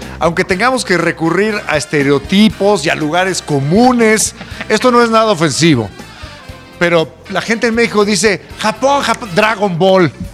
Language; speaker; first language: Spanish; native; Spanish